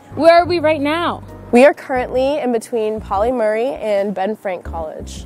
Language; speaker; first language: English; native; English